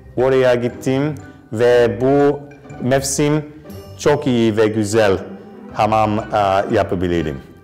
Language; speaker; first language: Turkish; non-native, learner; English